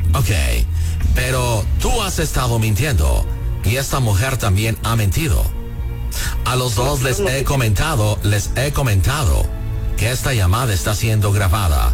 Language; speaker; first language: Spanish; non-native, learner; English